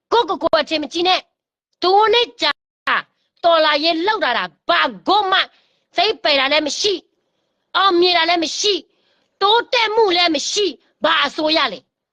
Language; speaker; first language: Burmese; non-native, local second language; S'gaw Karen